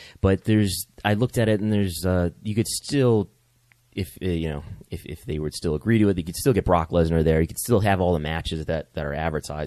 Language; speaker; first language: English; native; English